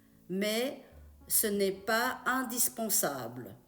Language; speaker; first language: French; non-native, fluent; Chinese